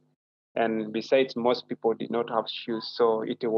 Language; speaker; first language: English; non-native, local second language; Acoli